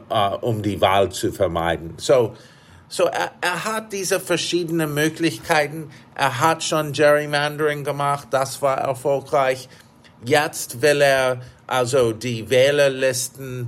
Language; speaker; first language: German; non-native, fluent; English